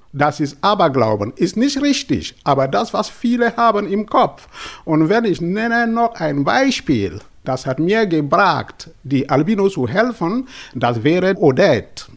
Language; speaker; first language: German; non-native, learner; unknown